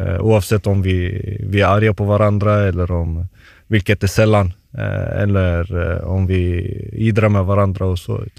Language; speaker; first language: Swedish; early bilingual, other home language; Turoyo